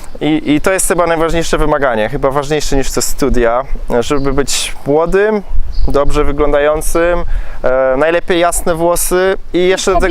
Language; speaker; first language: Polish; native; Polish